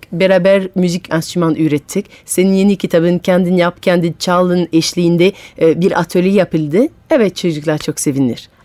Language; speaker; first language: Turkish; non-native, fluent; French